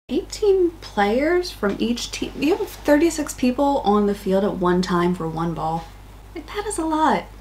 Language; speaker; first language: English; native; English